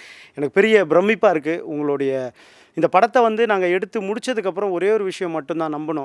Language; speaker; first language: Tamil; native; Tamil